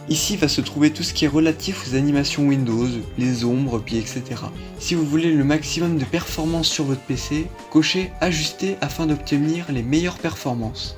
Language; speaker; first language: French; native; French